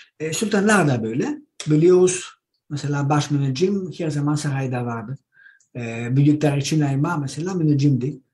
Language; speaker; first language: Turkish; non-native, learner; Greek